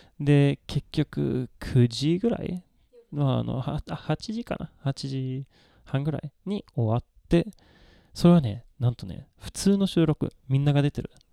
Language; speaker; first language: Japanese; non-native, fluent; Swedish